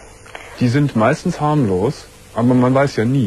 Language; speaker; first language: German; native; German